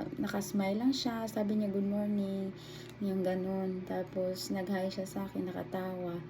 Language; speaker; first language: Filipino; non-native, local second language; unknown